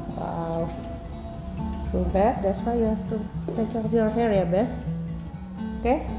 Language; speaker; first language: English; non-native, fluent; Indonesian